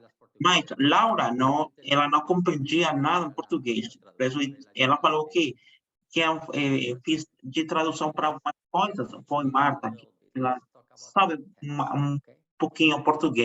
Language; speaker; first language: Portuguese; non-native, fluent; Spanish